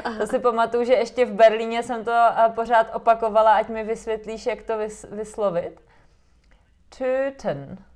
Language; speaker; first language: Czech; native; Czech